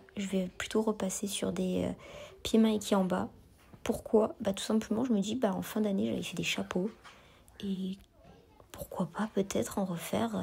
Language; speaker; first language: French; native; French